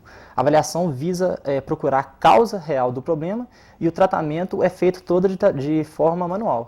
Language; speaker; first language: Portuguese; native; Portuguese